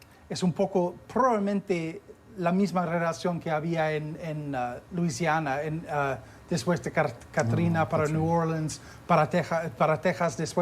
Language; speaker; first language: Spanish; non-native, fluent; English